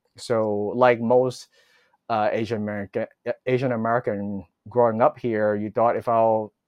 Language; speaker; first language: English; early bilingual, other home language; Cantonese